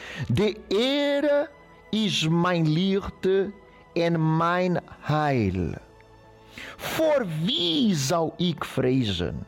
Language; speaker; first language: Dutch; non-native, fluent; Portuguese